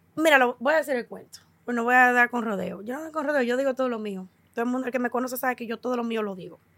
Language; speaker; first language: Spanish; early bilingual, heritage; Spanish